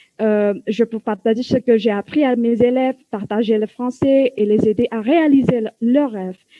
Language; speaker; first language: French; non-native, fluent; Indonesian